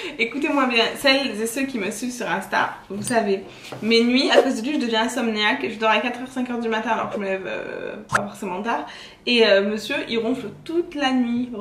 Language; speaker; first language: French; native; French